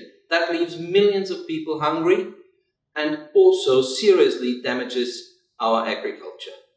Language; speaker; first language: English; non-native, fluent; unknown